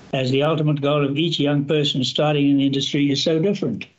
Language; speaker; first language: English; native; English